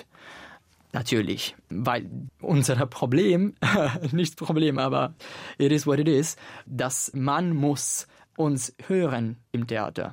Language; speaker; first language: German; non-native, fluent; Italian